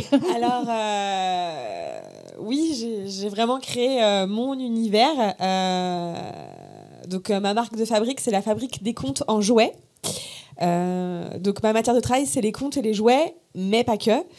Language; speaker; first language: French; native; French